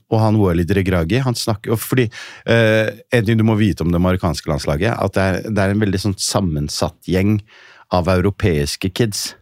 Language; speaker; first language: Norwegian; early bilingual, other home language; Riffian